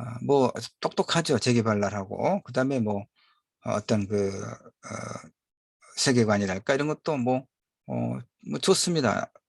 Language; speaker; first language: Korean; native; Korean